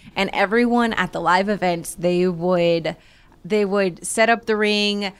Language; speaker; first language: English; native; English